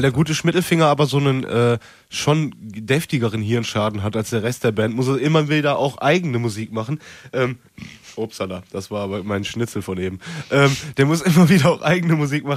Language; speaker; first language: German; native; German